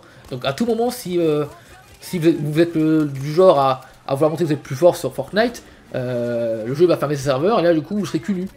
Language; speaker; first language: French; native; French